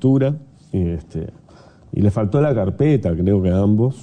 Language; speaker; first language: Spanish; native; Spanish